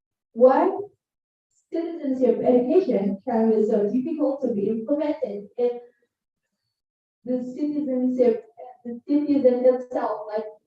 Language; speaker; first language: English; non-native, learner; Indonesian